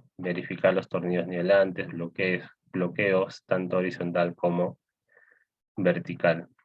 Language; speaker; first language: Spanish; native; Spanish